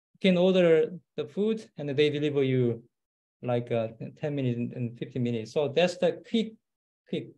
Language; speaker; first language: English; non-native, learner; Korean